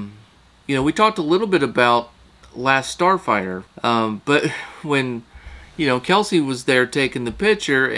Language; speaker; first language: English; native; English